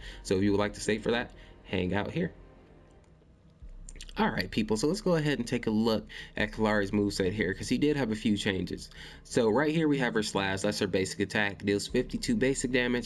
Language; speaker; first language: English; native; English